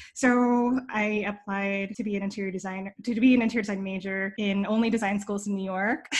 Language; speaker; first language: English; native; English